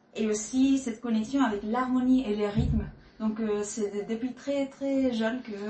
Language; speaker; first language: French; non-native, fluent; Spanish